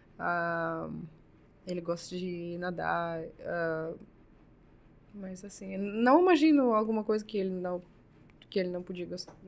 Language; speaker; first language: Portuguese; non-native, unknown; Russian